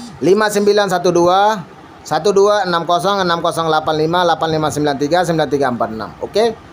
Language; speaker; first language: Malay; non-native, learner; Bangla